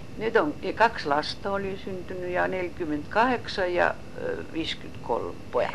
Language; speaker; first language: Finnish; native; Finnish